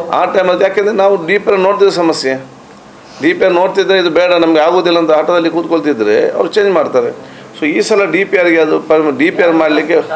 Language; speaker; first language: Kannada; non-native, local second language; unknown